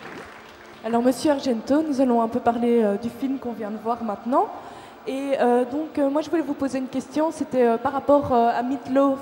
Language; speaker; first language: French; native; French